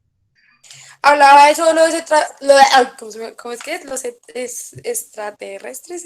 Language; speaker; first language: Spanish; native; Spanish